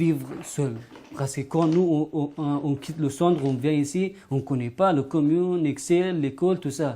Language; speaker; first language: French; non-native, learner; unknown